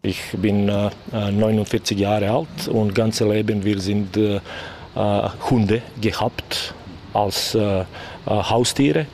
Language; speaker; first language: German; non-native, learner; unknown